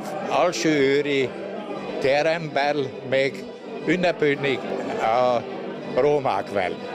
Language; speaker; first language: Hungarian; non-native, local second language; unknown